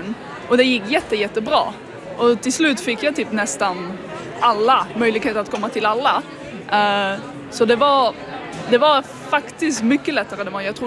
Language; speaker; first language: Swedish; non-native, fluent; Dutch